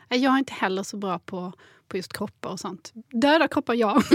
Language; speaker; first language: Swedish; native; Swedish